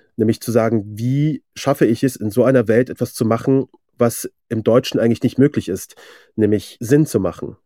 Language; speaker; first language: German; early bilingual, other home language; Persian